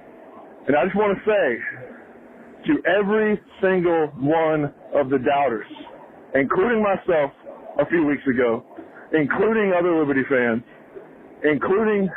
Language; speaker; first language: English; native; English